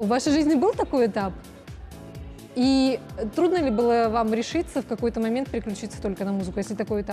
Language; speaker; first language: Russian; native; Russian